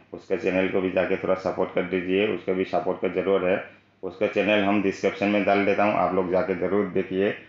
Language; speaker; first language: Hindi; non-native, local second language; Manipuri